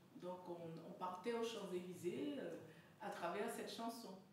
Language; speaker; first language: French; native; French